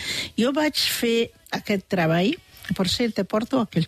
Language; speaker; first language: Catalan; non-native, fluent; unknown